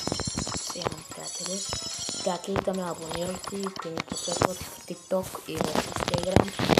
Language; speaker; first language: Bulgarian; non-native, local second language; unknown